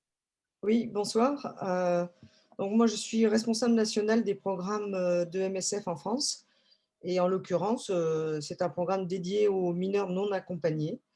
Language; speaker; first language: French; native; French